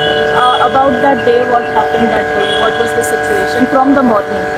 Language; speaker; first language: Hindi; native; Hindi